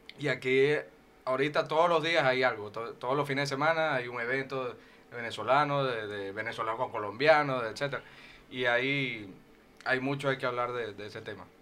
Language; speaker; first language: Spanish; native; Spanish